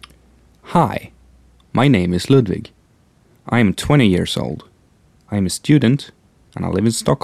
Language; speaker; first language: English; non-native, fluent; Swedish